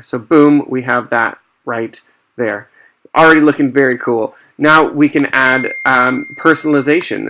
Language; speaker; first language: English; native; English